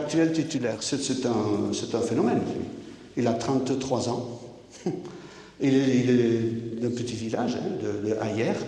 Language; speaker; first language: French; native; French